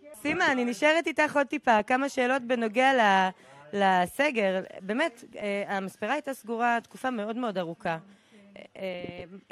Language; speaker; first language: Hebrew; native; Hebrew